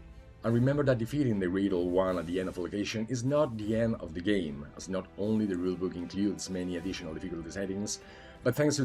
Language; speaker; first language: English; non-native, fluent; Spanish